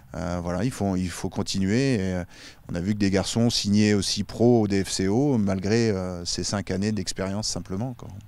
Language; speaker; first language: French; native; French